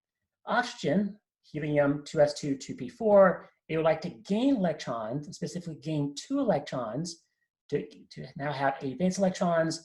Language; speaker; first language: English; native; English